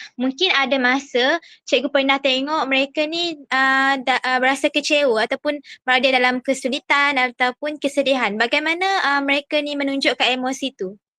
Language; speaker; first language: Malay; native; Malay